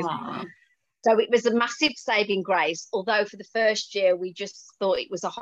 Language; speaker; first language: English; native; English